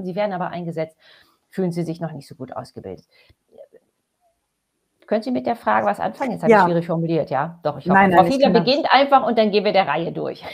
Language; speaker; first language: German; native; German